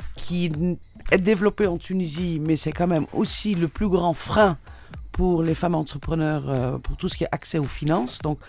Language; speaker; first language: French; non-native, fluent; Dutch